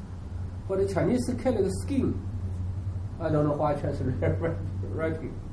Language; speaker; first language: English; non-native, learner; Chinese